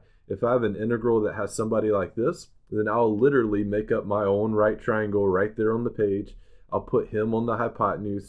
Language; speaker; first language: English; native; English